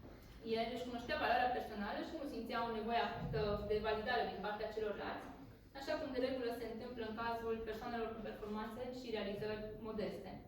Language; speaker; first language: Romanian; native; Romanian